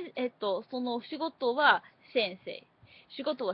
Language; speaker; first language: Japanese; non-native, learner; English